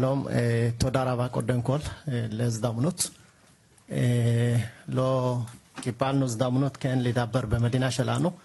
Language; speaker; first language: Hebrew; non-native, learner; Tigrinya